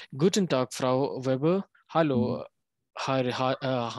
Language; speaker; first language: German; non-native, learner; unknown